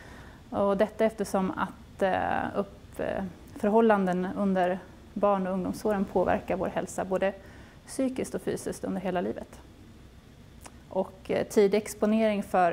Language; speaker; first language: Swedish; native; Swedish